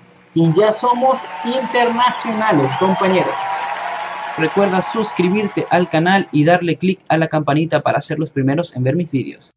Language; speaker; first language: Spanish; native; Spanish